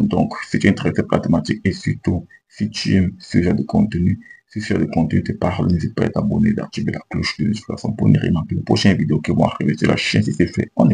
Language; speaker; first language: French; native; French